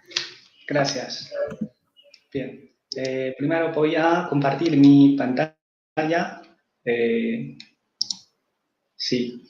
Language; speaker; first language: Spanish; non-native, fluent; Chinese